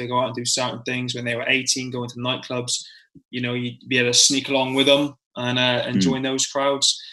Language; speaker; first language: English; native; English